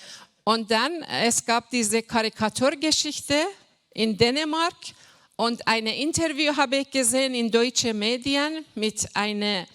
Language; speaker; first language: German; non-native, fluent; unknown